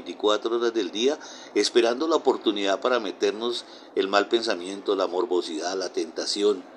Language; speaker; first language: Spanish; native; Spanish